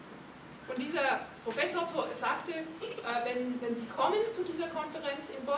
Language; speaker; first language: German; non-native, fluent; Hungarian